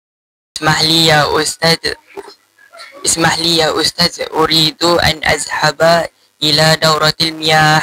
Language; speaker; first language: Arabic; non-native, learner; Malay